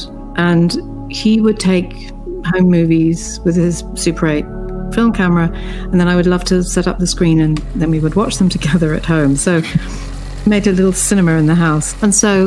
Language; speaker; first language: English; native; English